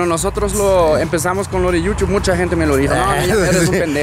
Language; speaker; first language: Spanish; non-native, fluent; German